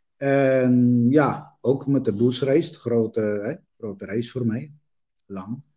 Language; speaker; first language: Dutch; non-native, fluent; Polish